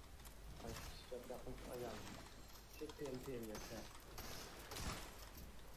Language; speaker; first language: French; native; French